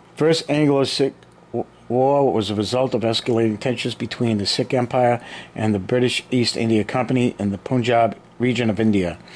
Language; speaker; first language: English; native; English